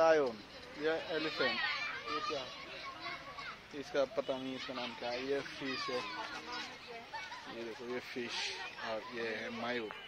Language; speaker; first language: Hindi; non-native, local second language; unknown